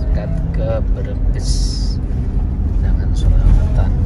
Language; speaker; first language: Indonesian; non-native, local second language; Javanese